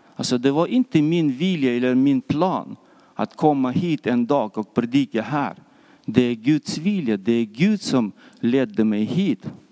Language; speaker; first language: Swedish; non-native, fluent; Russian